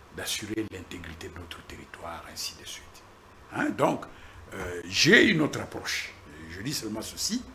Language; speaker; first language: French; non-native, local second language; Lingala